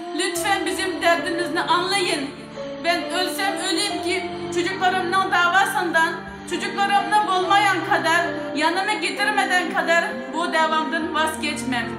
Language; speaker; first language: Turkish; non-native, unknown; Uyghur